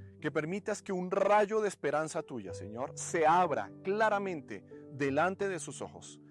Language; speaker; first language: Spanish; native; Spanish